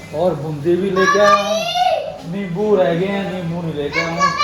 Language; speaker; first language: Hindi; non-native, local second language; Punjabi